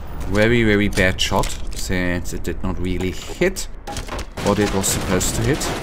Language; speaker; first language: English; non-native, fluent; German